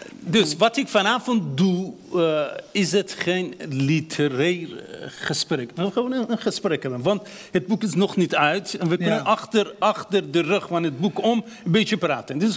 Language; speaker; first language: Dutch; non-native, fluent; Persian